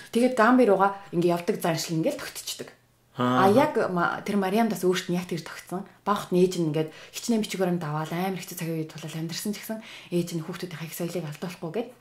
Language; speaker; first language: Mongolian; native; Mongolian